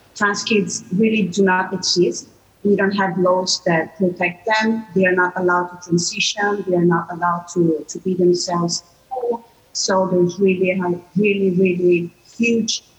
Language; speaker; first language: English; non-native, fluent; Italian